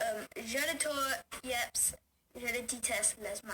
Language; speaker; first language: French; non-native, learner; English